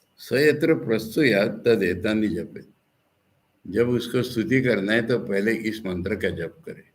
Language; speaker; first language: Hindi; non-native, local second language; Bangla